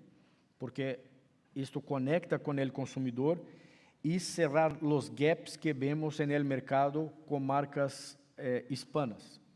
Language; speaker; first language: Spanish; non-native, fluent; Portuguese